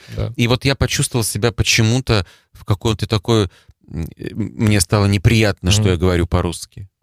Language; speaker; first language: Russian; native; Russian